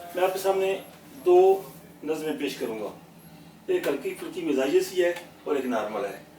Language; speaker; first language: Urdu; non-native, local second language; Punjabi